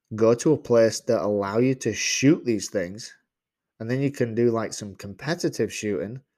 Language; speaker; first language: English; native; English